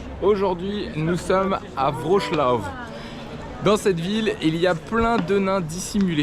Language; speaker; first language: French; native; French